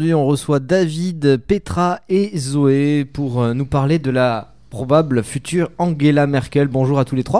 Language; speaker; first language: French; native; French